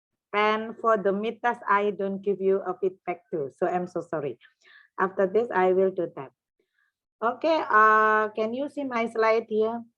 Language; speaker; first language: English; non-native, fluent; Indonesian